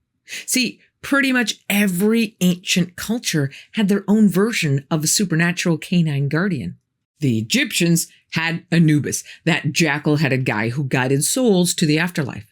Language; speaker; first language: English; native; English